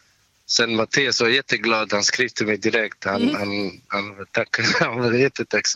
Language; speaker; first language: Swedish; non-native, learner; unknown